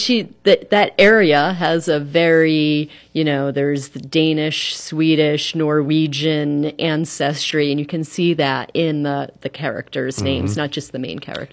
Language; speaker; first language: English; native; English